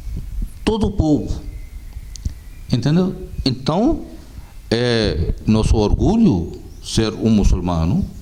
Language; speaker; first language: Portuguese; non-native, fluent; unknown